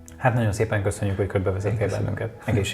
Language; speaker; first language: Hungarian; native; Hungarian